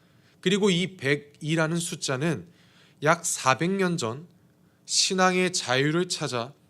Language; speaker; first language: Korean; native; Korean